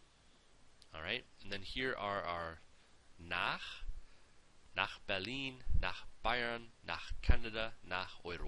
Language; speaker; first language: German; non-native, fluent; English